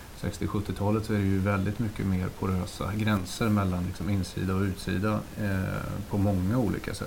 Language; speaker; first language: Swedish; native; Swedish